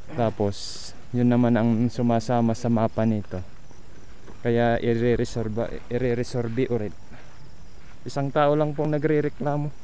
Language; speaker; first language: Filipino; non-native, local second language; Iloko